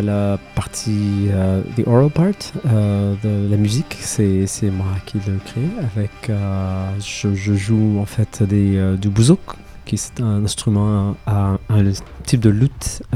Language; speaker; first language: French; non-native, local second language; Arabic